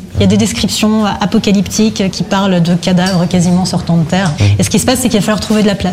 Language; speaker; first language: French; native; French